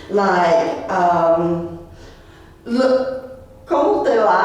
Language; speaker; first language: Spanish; non-native, learner; English